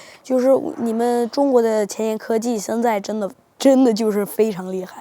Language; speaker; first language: Chinese; early bilingual, heritage; Spanish